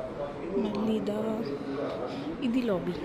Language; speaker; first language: Telugu; non-native, learner; Marathi